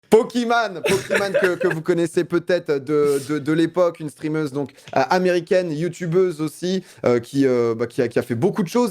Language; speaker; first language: French; native; French